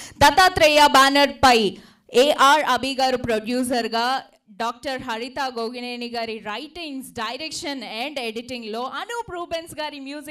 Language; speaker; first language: Telugu; native; Telugu